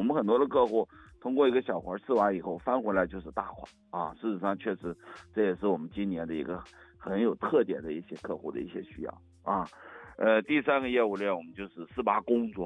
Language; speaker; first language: Chinese; native; Chinese